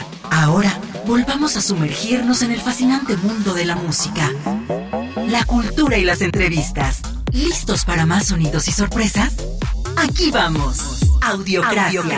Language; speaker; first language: Spanish; native; Spanish